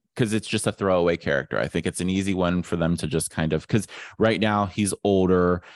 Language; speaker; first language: English; native; English